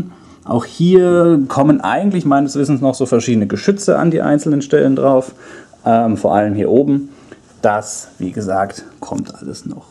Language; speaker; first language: German; native; German